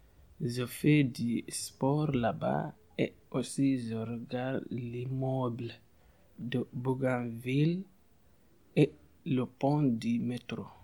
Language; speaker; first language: French; non-native, learner; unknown